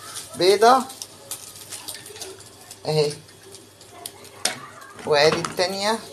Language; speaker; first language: Arabic; native; Arabic